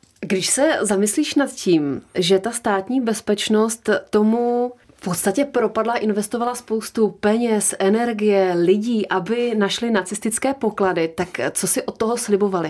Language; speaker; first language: Czech; native; Czech